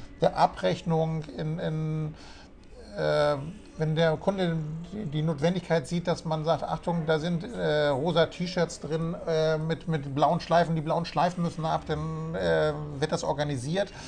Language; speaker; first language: German; native; German